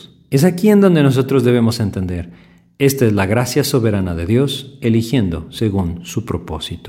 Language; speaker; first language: Spanish; native; Spanish